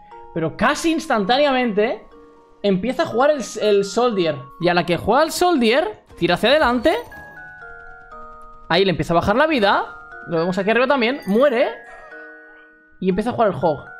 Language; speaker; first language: Spanish; native; Spanish